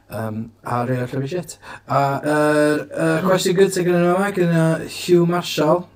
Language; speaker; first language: Welsh; native; Welsh